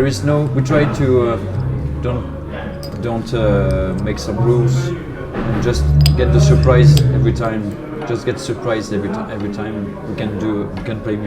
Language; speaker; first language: English; non-native, learner; French